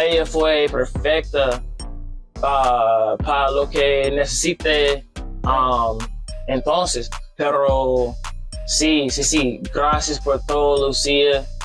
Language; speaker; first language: Spanish; non-native, learner; English